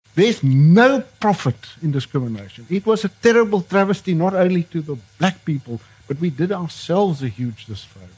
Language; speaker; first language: English; non-native, local second language; Afrikaans